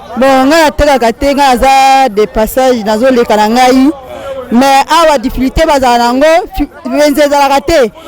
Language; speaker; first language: Lingala; native; Lingala